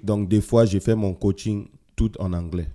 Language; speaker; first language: French; non-native, fluent; Ewe